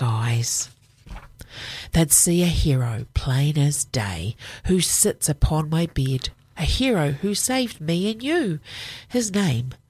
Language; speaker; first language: English; native; English